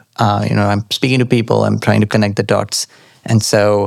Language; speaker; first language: English; non-native, local second language; Marathi